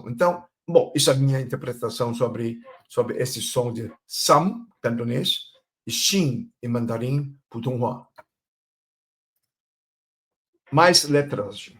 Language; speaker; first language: Portuguese; non-native, fluent; Chinese